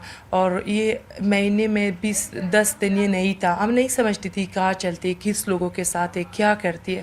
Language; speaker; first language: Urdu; non-native, learner; Persian